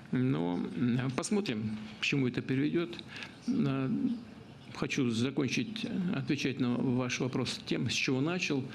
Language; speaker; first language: Russian; native; Russian